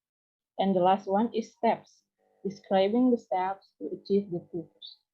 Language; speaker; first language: English; non-native, learner; Indonesian